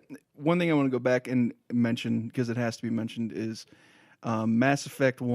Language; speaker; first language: English; native; English